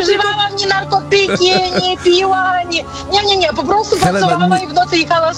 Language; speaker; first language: Polish; non-native, learner; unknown